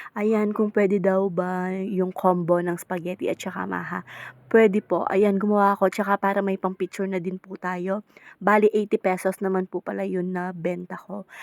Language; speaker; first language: Filipino; non-native, local second language; Pampanga